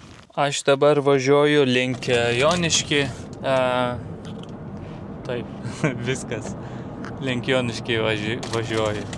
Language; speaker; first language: Lithuanian; non-native, learner; Turkish